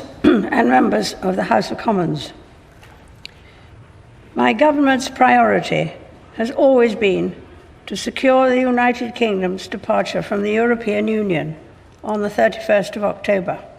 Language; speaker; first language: English; native; English